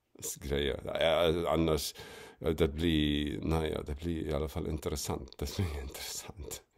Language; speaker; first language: Swedish; non-native, fluent; German